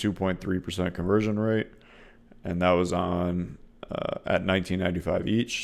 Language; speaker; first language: English; native; English